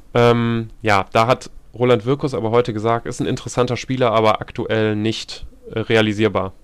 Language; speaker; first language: German; native; German